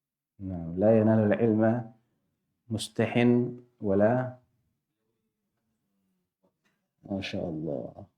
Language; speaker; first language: Arabic; non-native, fluent; Indonesian